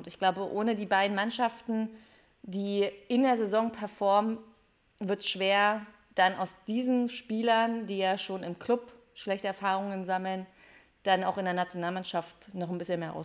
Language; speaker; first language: German; native; German